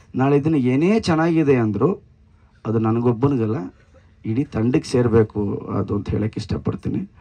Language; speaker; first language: Kannada; native; Kannada